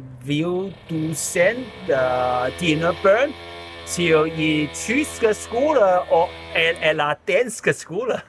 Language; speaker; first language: Danish; non-native, learner; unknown